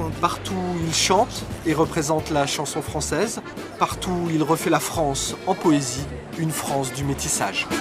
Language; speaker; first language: French; native; French